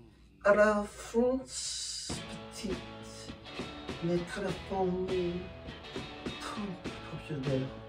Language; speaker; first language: French; non-native, learner; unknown